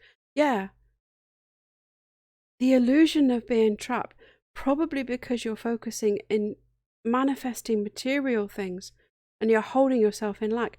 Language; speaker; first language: English; native; English